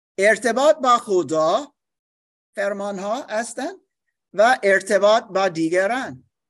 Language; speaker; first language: Persian; non-native, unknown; English